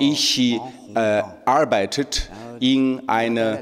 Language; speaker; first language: German; non-native, learner; Chinese